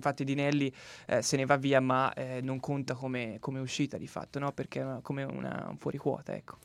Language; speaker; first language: Italian; native; Italian